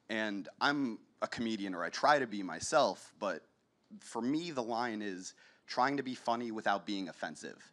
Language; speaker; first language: English; native; English